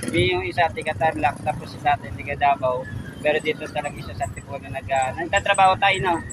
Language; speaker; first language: Filipino; native; Filipino